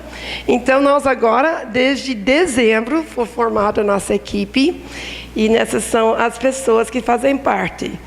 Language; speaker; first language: Portuguese; non-native, fluent; English